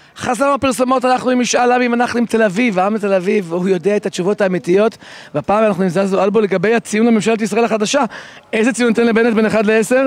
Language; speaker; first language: Hebrew; native; Hebrew